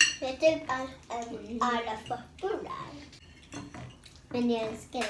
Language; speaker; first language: Swedish; early bilingual, other home language; Thai